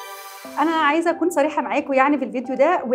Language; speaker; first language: Arabic; native; Arabic